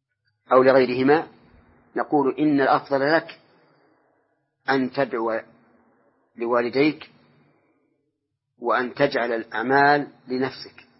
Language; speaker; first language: Arabic; native; Arabic